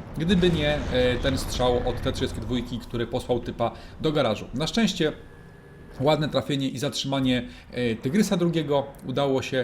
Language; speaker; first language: Polish; native; Polish